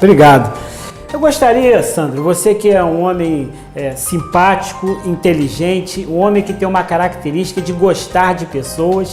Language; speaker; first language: Portuguese; native; Portuguese